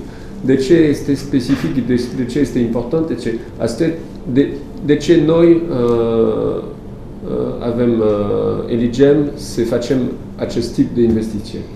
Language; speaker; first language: Romanian; non-native, learner; French